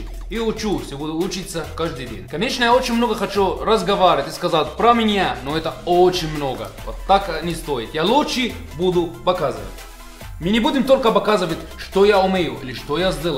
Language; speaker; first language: Russian; non-native, learner; Japanese